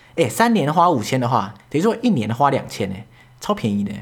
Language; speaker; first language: Chinese; native; Chinese